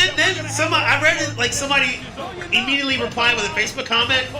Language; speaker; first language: English; native; English